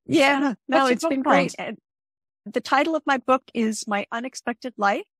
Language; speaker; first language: English; native; English